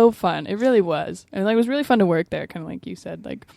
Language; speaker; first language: English; native; English